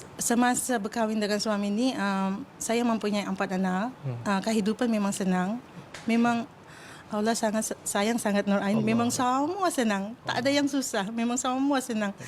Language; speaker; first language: Malay; non-native, fluent; Filipino